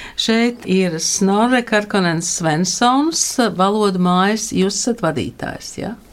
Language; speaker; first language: Latvian; native; Latvian